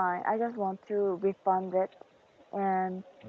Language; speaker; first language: English; non-native, learner; Korean